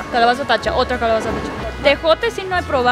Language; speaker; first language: Spanish; non-native, fluent; Ukrainian